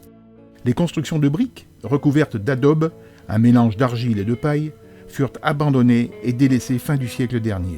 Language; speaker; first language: French; native; French